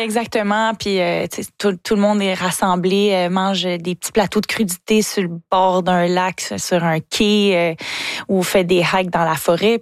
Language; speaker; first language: French; native; French